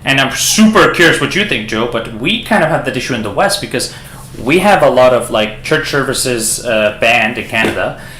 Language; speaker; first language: English; early bilingual, other home language; Persian